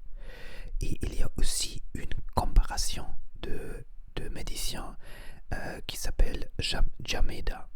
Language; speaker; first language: French; non-native, learner; Spanish